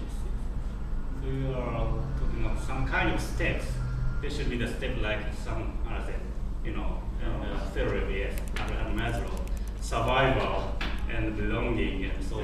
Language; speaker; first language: English; non-native, fluent; Japanese